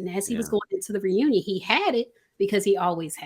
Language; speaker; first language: English; native; English